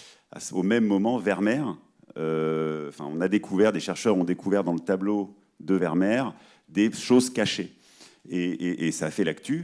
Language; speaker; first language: French; native; French